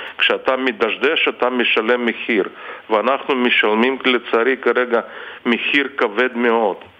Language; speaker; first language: Hebrew; non-native, fluent; Russian